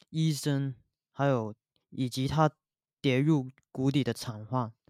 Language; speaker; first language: Chinese; non-native, local second language; Cantonese